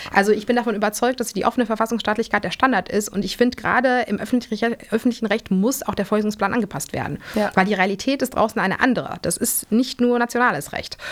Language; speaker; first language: German; early bilingual, other home language; Polish